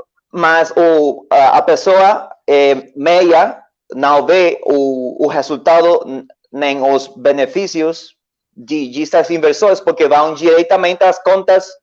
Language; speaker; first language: Portuguese; non-native, learner; Spanish